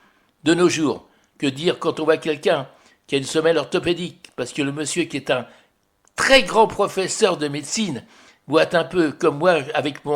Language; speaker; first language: French; native; French